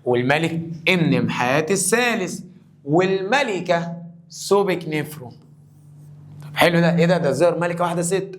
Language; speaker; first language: Arabic; native; Arabic